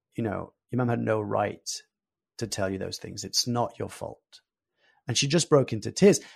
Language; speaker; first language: English; early bilingual, other home language; French